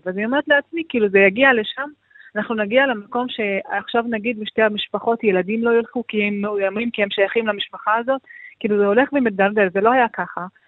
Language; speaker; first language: Hebrew; non-native, local second language; Arabic